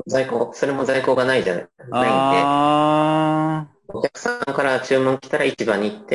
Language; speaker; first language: Japanese; native; Japanese